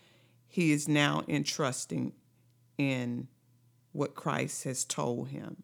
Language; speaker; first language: English; native; English